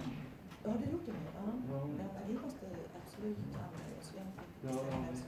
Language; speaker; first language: Swedish; native; Swedish